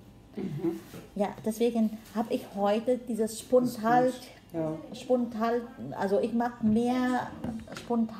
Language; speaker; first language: German; non-native, learner; Vietnamese